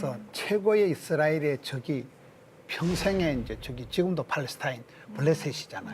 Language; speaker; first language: Korean; native; Korean